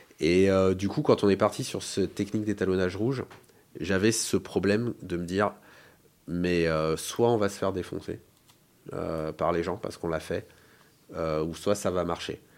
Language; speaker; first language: French; native; French